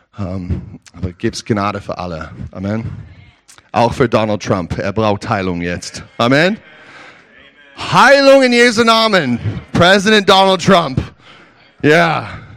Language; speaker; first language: German; non-native, learner; English